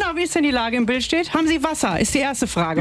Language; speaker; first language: German; native; German